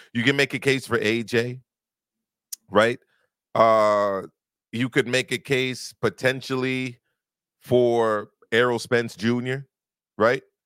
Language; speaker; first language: English; native; English